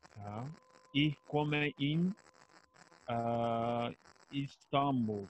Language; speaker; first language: German; non-native, learner; Turkish